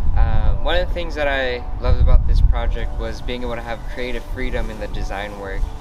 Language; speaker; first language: English; native; English